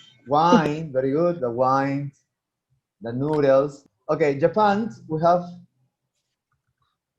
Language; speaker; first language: English; non-native, fluent; Spanish